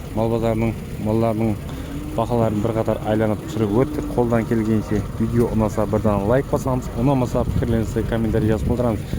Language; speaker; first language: Uzbek; non-native, local second language; Kara-Kalpak